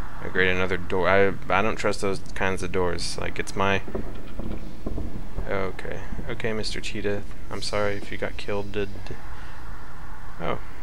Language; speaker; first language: English; native; English